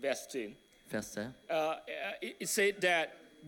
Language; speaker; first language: English; non-native, fluent; Indonesian